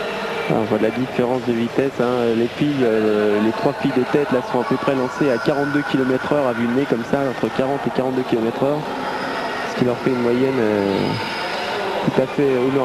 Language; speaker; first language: French; native; French